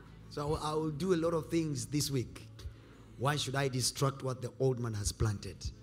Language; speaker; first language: English; non-native, local second language; Swahili